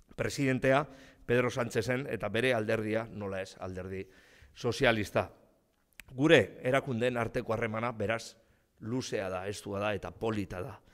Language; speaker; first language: Basque; non-native, local second language; Spanish